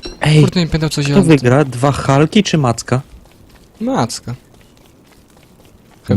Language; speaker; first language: Polish; native; Polish